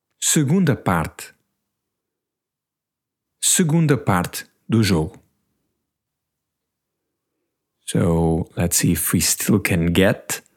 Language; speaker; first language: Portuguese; non-native, learner; English